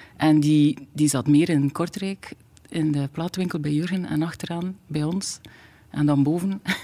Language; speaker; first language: Dutch; native; Dutch